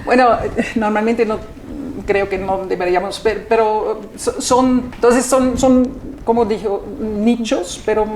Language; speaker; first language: Spanish; non-native, fluent; German